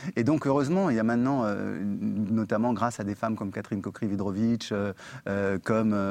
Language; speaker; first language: French; native; French